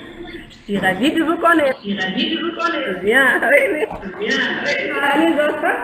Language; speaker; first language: French; non-native, local second language; Arabic